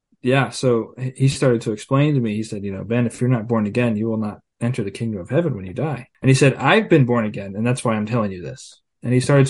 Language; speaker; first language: English; native; English